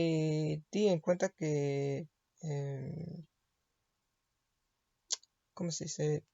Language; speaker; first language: Spanish; non-native, learner; English